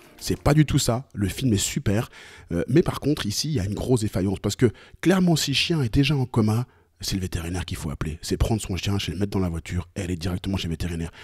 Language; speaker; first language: French; native; French